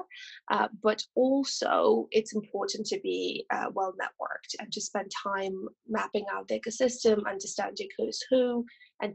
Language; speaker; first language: English; non-native, fluent; French